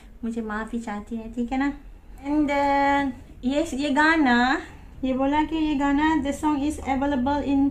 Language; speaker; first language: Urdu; non-native, learner; Malay